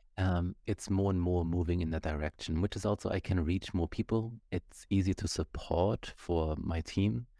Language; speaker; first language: English; non-native, fluent; German